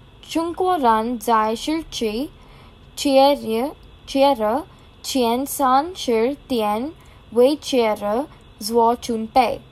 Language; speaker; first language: Chinese; non-native, learner; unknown